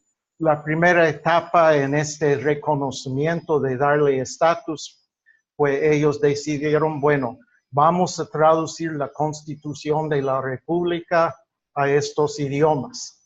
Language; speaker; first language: Spanish; non-native, fluent; English